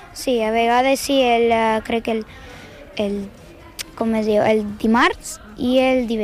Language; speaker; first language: Catalan; non-native, learner; Ukrainian